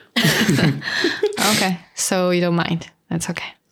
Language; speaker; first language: English; non-native, fluent; Chinese